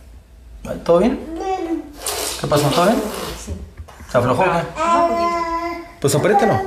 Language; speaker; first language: Spanish; native; Spanish